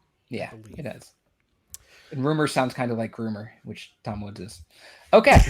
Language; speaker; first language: English; native; English